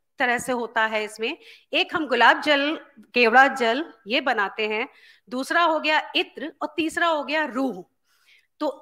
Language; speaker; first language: Hindi; native; Hindi